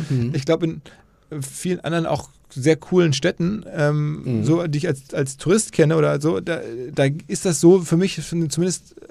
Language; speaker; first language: German; native; German